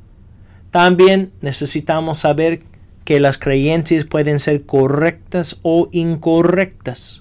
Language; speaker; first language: Spanish; non-native, fluent; English